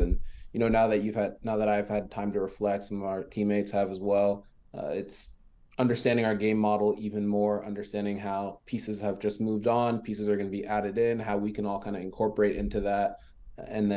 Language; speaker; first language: English; early bilingual, other home language; French